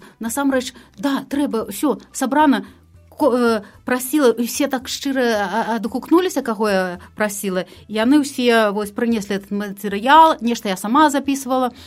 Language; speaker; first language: Belarusian; non-native, local second language; Russian